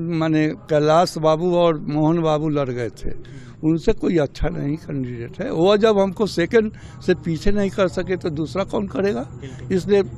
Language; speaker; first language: Hindi; native; Hindi